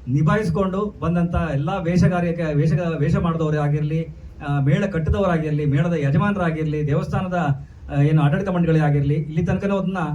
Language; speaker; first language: Kannada; native; Kannada